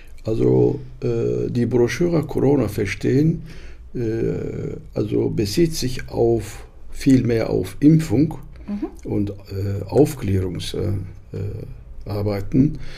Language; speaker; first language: German; non-native, fluent; Turkish